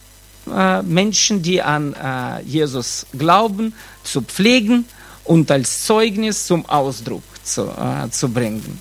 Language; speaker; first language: German; non-native, fluent; Russian